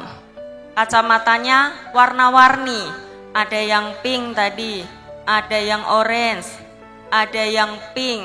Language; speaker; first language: Indonesian; native; Indonesian